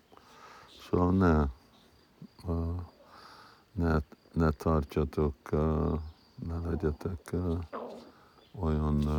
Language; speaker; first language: Hungarian; early bilingual, heritage; Hungarian